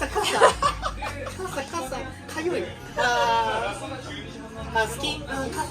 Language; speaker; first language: Japanese; non-native, learner; English